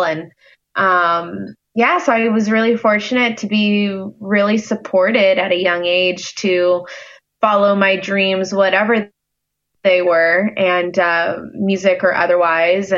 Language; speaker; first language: English; native; English